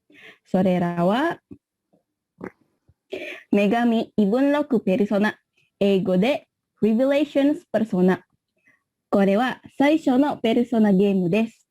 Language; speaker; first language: Japanese; non-native, learner; Indonesian